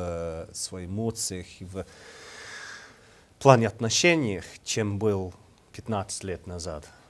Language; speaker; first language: Russian; non-native, fluent; English